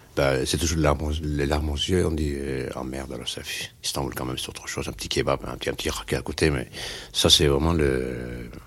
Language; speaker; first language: French; non-native, fluent; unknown